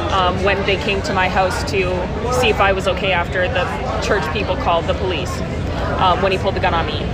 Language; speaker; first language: English; native; English